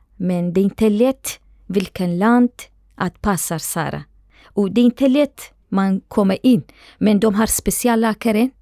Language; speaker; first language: Swedish; non-native, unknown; Central Kurdish